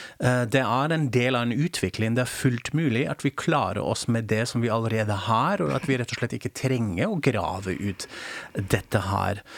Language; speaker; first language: Norwegian; non-native, fluent; German